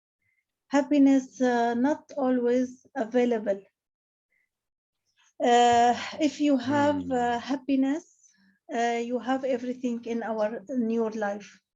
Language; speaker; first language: English; non-native, learner; Arabic